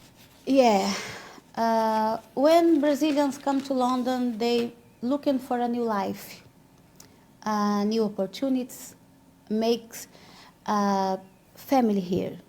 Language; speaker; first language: English; non-native, learner; Portuguese